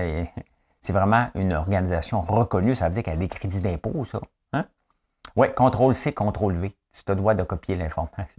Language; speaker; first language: French; native; French